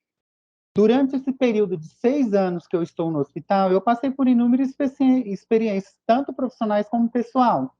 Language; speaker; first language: Portuguese; native; Portuguese